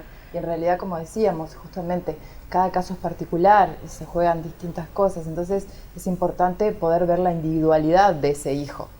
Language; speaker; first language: Spanish; native; Spanish